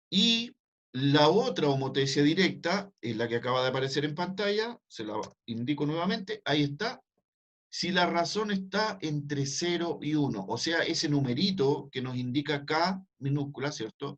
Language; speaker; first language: Spanish; native; Spanish